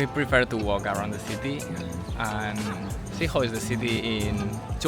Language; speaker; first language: English; non-native, fluent; Spanish